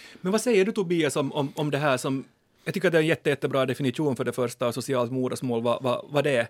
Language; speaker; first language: Swedish; native; Swedish